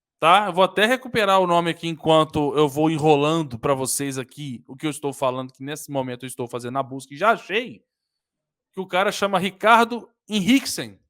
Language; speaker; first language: Portuguese; native; Portuguese